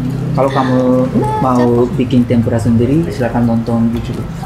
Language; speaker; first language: Indonesian; non-native, learner; Japanese